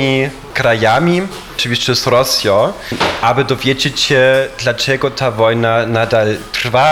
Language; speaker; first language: Polish; non-native, fluent; German